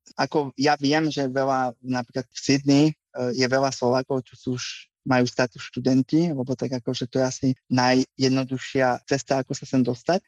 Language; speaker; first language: Slovak; native; Slovak